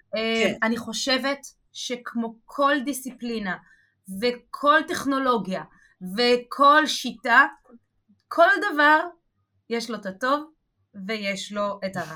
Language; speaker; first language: Hebrew; native; Hebrew